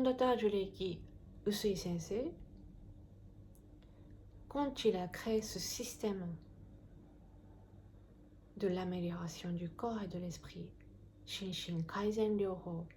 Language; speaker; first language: French; non-native, fluent; Japanese